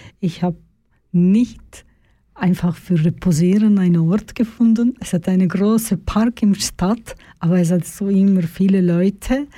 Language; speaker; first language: German; non-native, learner; Turkish